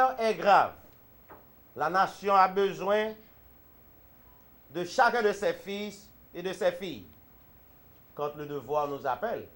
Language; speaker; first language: French; non-native, local second language; Haitian Creole